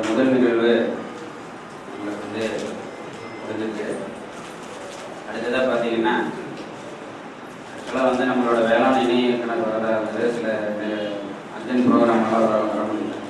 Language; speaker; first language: Tamil; native; Tamil